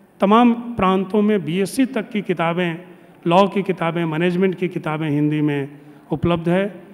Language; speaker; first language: Hindi; native; Hindi